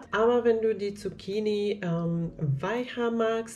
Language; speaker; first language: German; non-native, fluent; Finnish